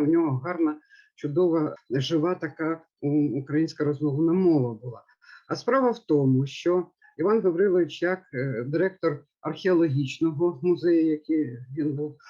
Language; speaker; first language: Ukrainian; native; Ukrainian